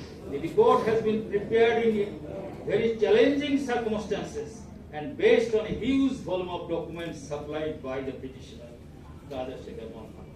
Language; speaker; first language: English; non-native, local second language; Bangla